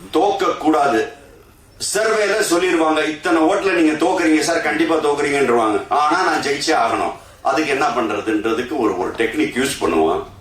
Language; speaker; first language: Tamil; early bilingual, heritage; Tamil